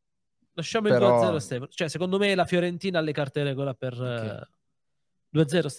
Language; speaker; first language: Italian; native; Italian